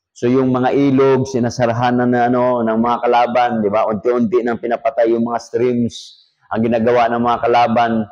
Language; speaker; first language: Filipino; native; Filipino